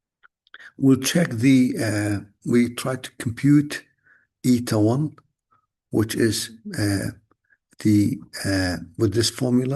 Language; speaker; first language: English; non-native, fluent; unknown